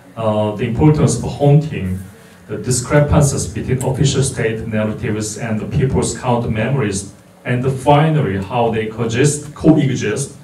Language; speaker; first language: English; non-native, fluent; Korean